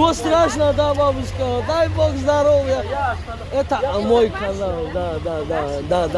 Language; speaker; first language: Russian; non-native, fluent; Tajik